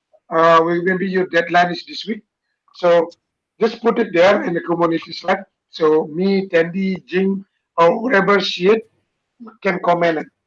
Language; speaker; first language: English; non-native, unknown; Indonesian